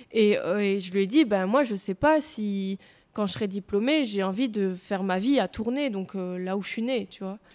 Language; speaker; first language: French; native; French